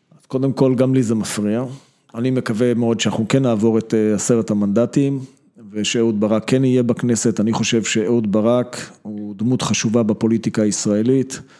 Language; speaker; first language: Hebrew; native; Hebrew